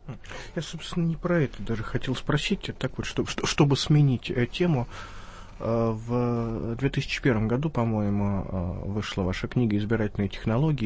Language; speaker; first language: Russian; native; Russian